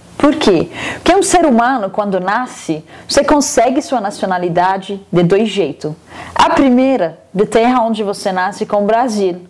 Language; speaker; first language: Portuguese; non-native, fluent; Arabic